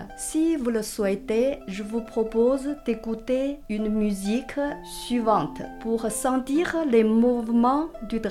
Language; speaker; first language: French; non-native, fluent; Chinese